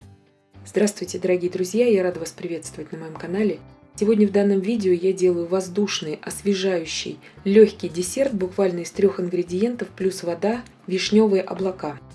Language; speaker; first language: Russian; native; Russian